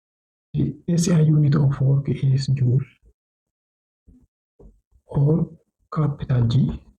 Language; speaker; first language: English; non-native, local second language; Oromo